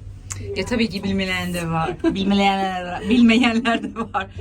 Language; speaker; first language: Turkish; non-native, fluent; Albanian